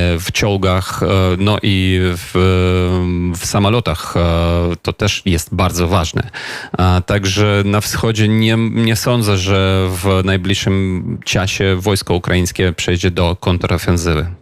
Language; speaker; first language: Polish; non-native, fluent; Ukrainian